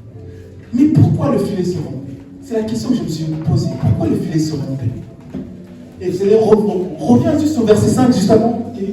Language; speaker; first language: French; native; French